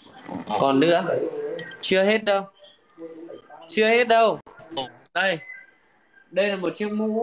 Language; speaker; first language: Vietnamese; native; Vietnamese